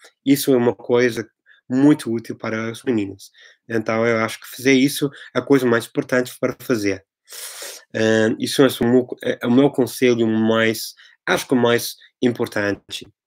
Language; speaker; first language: Portuguese; non-native, fluent; English